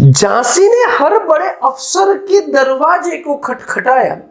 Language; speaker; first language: Hindi; non-native, local second language; Gujarati